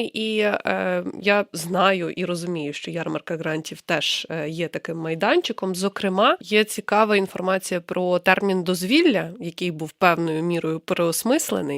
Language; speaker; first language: Ukrainian; native; Ukrainian